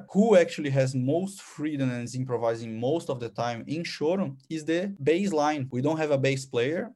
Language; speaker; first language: English; non-native, fluent; Portuguese